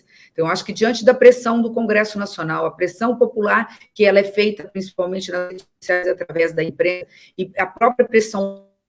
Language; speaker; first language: Portuguese; native; Portuguese